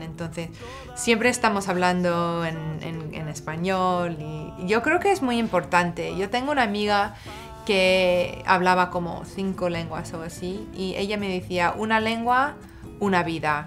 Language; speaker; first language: Spanish; non-native, fluent; English